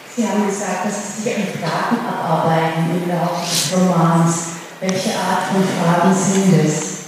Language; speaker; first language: German; non-native, fluent; Georgian